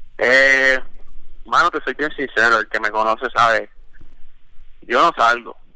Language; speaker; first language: Spanish; early bilingual, heritage; Spanish